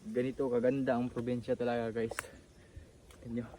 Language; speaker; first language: Filipino; non-native, fluent; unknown